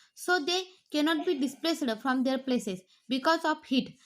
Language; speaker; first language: English; non-native, local second language; Marathi